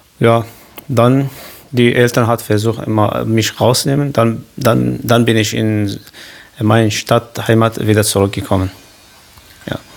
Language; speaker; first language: German; non-native, learner; Kurdish